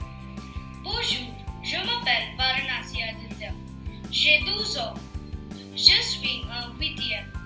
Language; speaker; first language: French; non-native, learner; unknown